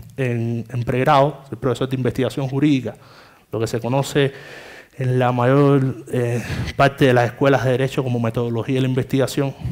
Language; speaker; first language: Spanish; native; Spanish